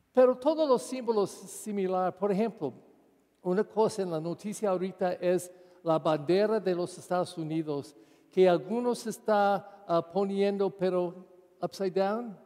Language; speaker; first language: Spanish; non-native, fluent; English